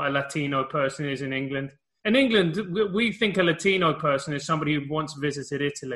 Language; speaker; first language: English; native; English